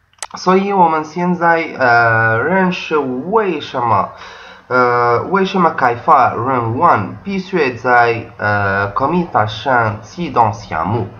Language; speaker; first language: Chinese; non-native, learner; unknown